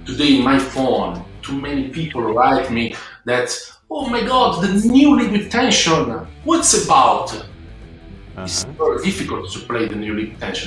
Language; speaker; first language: English; non-native, learner; Italian